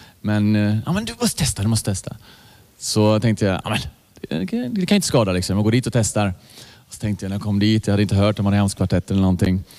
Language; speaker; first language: Swedish; native; Swedish